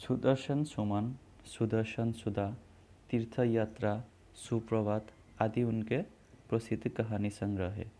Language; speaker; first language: Hindi; non-native, local second language; Assamese